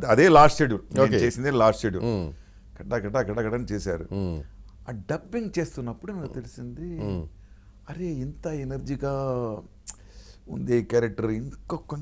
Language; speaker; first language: Telugu; non-native, local second language; Tamil